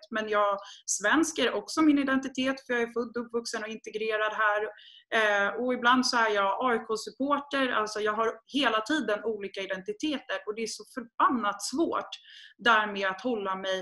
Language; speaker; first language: Swedish; native; Swedish